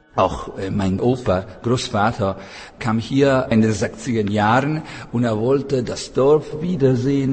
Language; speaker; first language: German; non-native, learner; Italian